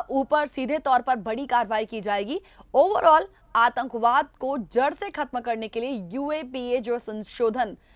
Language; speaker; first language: Hindi; native; Hindi